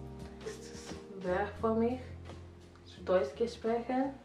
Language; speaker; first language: German; non-native, learner; French